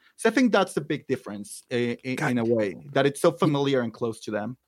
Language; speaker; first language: English; non-native, fluent; Spanish